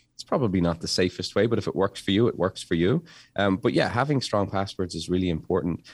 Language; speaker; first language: English; native; English